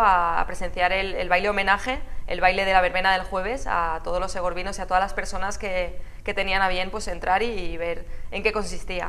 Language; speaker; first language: Spanish; native; Spanish